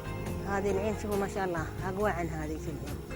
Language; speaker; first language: Arabic; native; Arabic